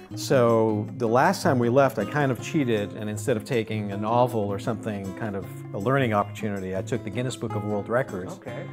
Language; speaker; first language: English; non-native, fluent; Arabic